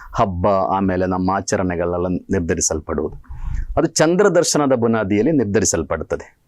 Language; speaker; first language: Kannada; non-native, local second language; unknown